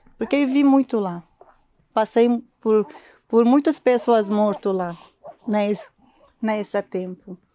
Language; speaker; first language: Portuguese; non-native, learner; Arabic